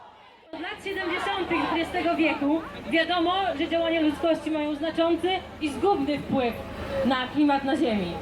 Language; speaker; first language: Polish; native; Polish